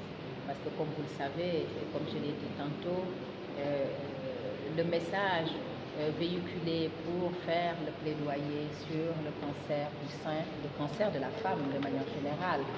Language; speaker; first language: French; non-native, local second language; Wolof